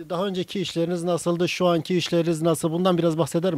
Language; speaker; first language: Turkish; native; Turkish